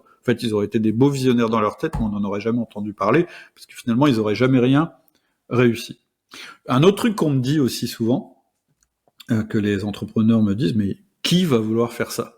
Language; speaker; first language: French; native; French